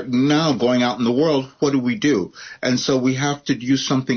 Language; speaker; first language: English; native; English